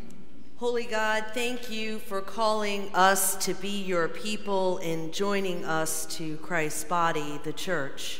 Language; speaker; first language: English; native; English